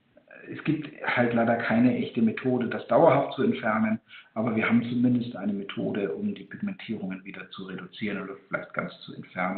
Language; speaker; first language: German; native; German